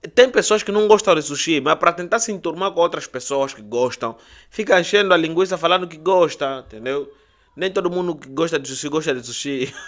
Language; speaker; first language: Portuguese; native; Portuguese